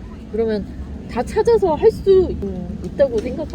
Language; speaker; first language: Korean; native; Korean